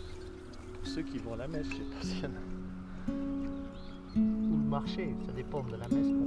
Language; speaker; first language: French; native; French